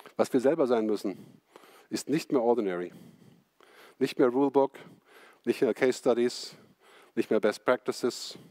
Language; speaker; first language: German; native; German